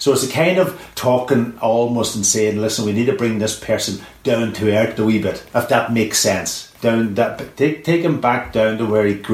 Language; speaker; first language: English; native; English